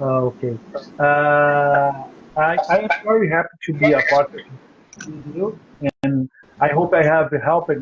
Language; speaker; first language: English; non-native, learner; Portuguese